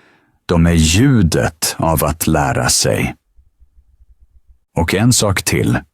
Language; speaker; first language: Swedish; non-native, fluent; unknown